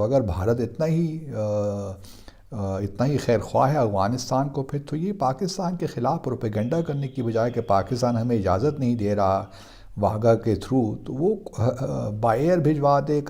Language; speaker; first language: Urdu; native; Urdu